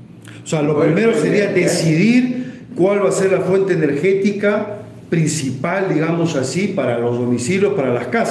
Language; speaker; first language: Spanish; native; Spanish